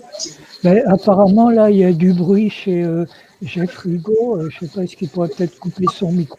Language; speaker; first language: French; native; French